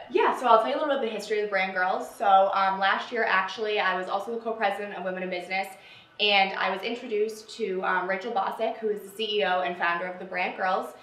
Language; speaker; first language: English; native; English